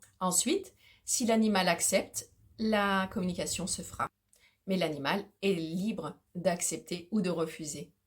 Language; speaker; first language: French; native; French